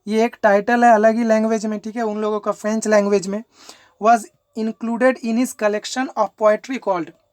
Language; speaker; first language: Hindi; non-native, local second language; Bangla